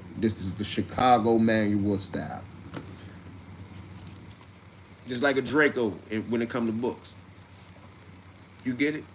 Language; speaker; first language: English; native; English